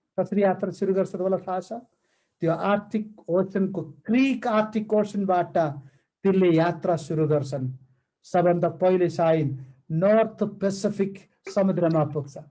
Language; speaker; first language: Nepali; non-native, fluent; Malayalam